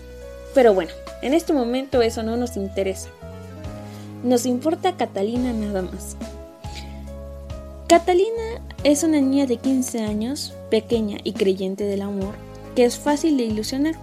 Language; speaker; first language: Spanish; native; Spanish